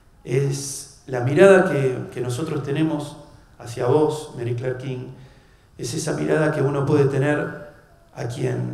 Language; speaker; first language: Spanish; native; Spanish